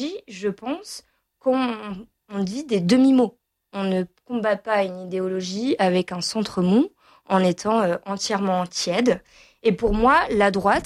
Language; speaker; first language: French; native; French